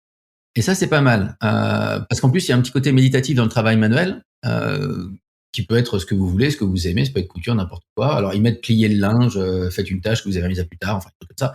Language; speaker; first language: French; native; French